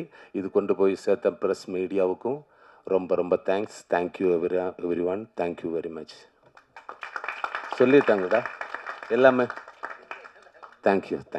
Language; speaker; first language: Tamil; non-native, learner; Malayalam